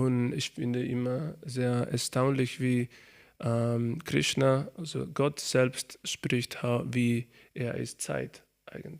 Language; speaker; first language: German; non-native, learner; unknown